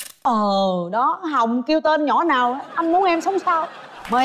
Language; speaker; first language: Vietnamese; native; Vietnamese